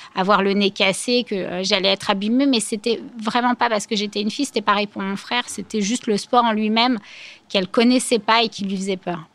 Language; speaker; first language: French; native; French